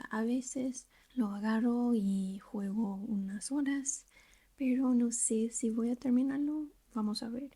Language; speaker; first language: Spanish; non-native, learner; English